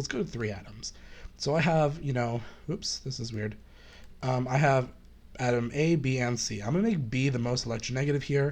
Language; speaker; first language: English; native; English